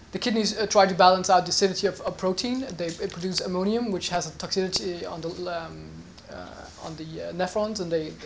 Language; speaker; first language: English; non-native, fluent; Danish